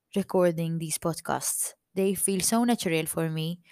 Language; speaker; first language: English; non-native, fluent; Maltese